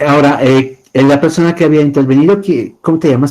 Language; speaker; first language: Spanish; native; Spanish